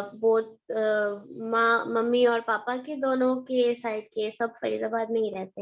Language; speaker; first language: Hindi; early bilingual, heritage; Hindi